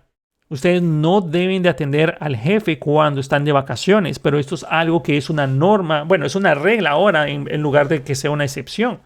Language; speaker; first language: Spanish; native; Spanish